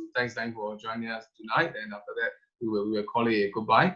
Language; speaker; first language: English; non-native, fluent; Burmese